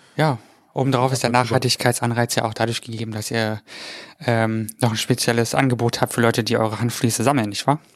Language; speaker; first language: German; native; German